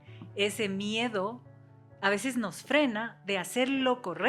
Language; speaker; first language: Spanish; native; Spanish